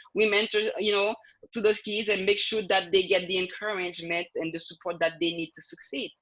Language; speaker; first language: English; non-native, fluent; Haitian Creole